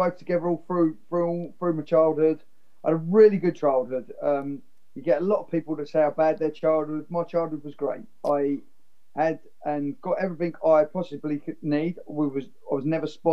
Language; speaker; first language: English; native; English